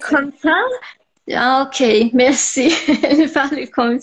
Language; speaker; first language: French; non-native, learner; Portuguese